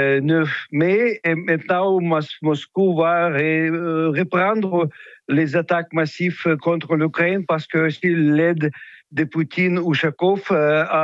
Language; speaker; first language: French; non-native, fluent; Russian